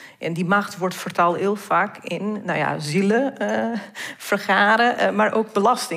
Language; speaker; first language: Dutch; non-native, fluent; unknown